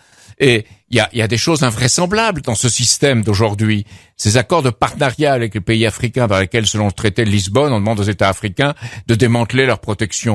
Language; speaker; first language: French; native; French